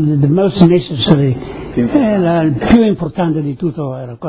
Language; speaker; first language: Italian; non-native, local second language; Friulian